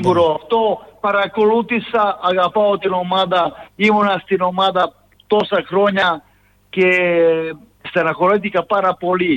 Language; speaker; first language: Greek; non-native, fluent; Serbian